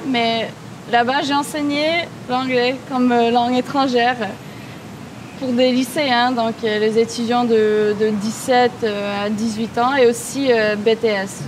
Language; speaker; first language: French; non-native, local second language; English